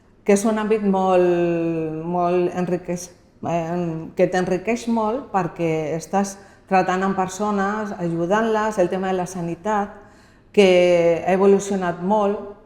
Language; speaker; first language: Catalan; non-native, local second language; Spanish